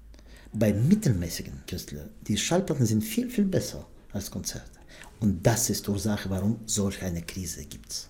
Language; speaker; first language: German; non-native, fluent; Russian